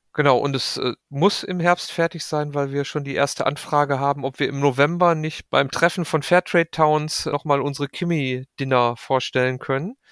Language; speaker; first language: German; native; German